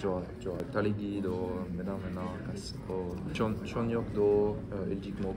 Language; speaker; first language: Korean; non-native, learner; French